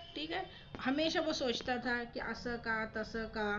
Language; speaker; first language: Hindi; non-native, local second language; Marathi